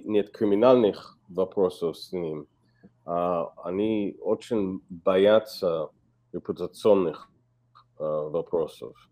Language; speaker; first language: Russian; non-native, fluent; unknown